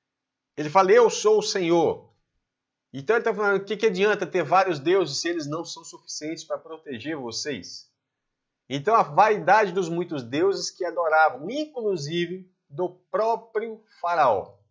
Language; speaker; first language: Portuguese; native; Portuguese